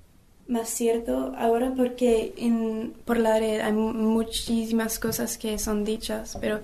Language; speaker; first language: Spanish; non-native, learner; English